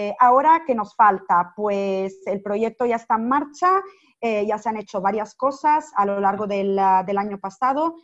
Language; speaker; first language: Spanish; non-native, fluent; Italian